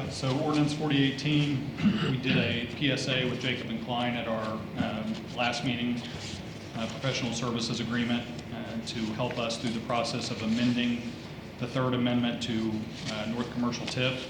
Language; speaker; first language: English; native; English